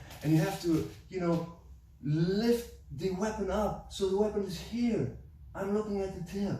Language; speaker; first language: English; non-native, fluent; German